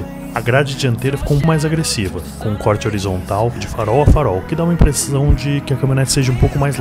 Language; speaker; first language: Portuguese; native; Portuguese